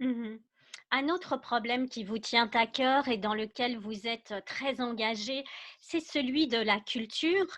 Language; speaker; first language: French; native; French